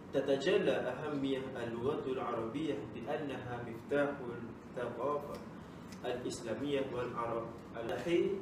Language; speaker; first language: Arabic; non-native, learner; Malay